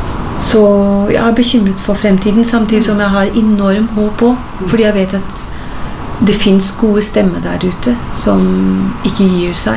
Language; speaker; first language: Norwegian; non-native, fluent; English